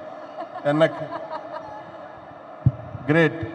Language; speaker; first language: Tamil; non-native, learner; Telugu